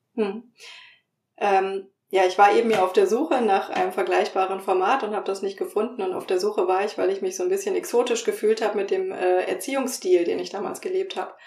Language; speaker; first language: German; native; German